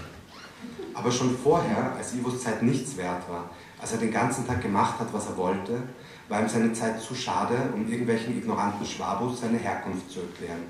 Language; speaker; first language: German; native; German